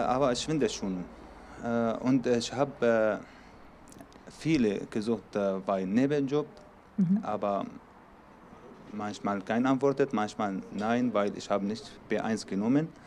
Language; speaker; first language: German; non-native, learner; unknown